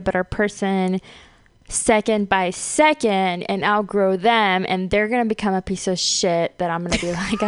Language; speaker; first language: English; non-native, fluent; Spanish